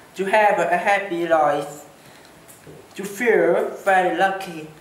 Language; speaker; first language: English; non-native, learner; Chinese